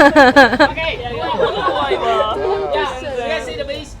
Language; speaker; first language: English; non-native, fluent; Vietnamese